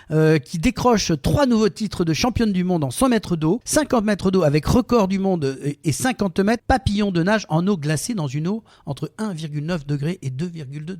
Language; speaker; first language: French; native; French